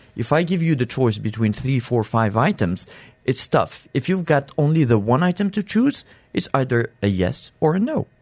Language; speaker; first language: English; non-native, fluent; French